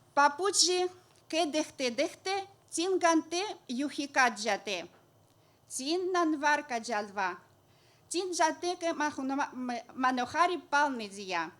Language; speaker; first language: Hindi; non-native, learner; Russian